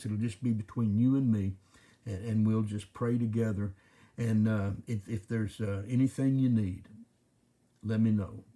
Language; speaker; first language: English; native; English